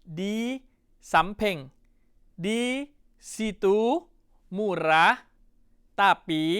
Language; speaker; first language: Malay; non-native, fluent; Thai